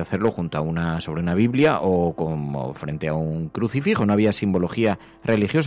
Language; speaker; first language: Spanish; native; Spanish